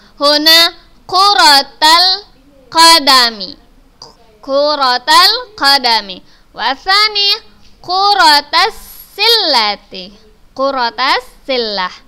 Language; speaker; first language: Arabic; non-native, fluent; Indonesian